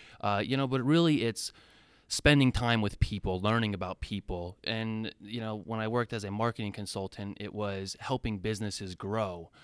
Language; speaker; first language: English; native; English